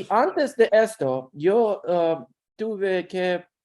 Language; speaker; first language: Spanish; non-native, learner; Russian